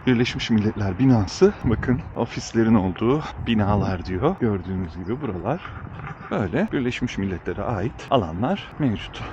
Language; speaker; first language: Turkish; early bilingual, heritage; Turkish